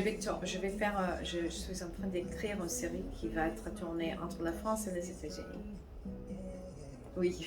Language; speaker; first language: French; non-native, fluent; English